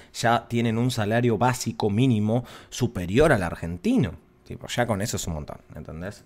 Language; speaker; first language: Spanish; native; Spanish